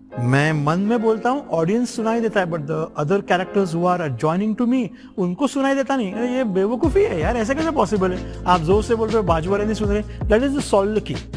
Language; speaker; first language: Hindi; non-native, local second language; Marathi